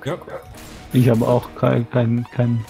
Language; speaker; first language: German; native; German